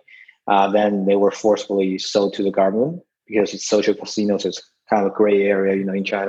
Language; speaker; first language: English; non-native, fluent; Chinese